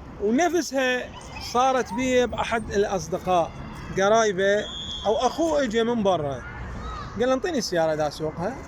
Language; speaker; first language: Arabic; native; Arabic